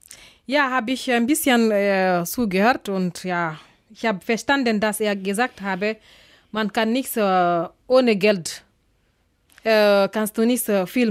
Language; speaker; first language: German; non-native, learner; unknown